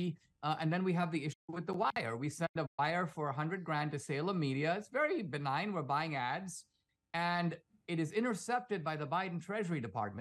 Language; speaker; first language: English; non-native, local second language; Konkani